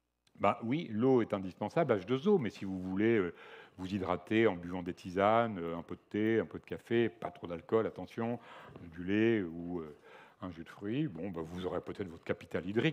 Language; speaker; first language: French; native; French